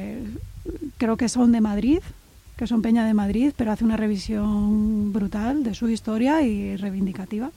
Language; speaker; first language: Spanish; native; Spanish